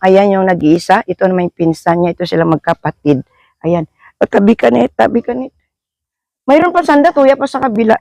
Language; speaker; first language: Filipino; non-native, local second language; Hiligaynon